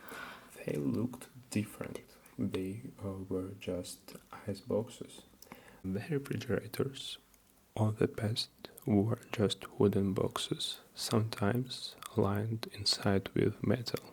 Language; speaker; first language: English; non-native, learner; Russian